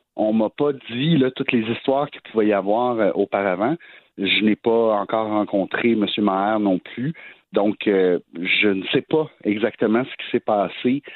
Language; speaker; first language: French; native; French